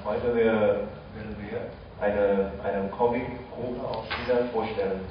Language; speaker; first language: German; non-native, fluent; Chinese